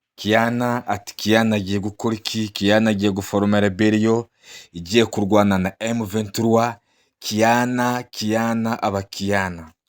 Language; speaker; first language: Kinyarwanda; native; Kinyarwanda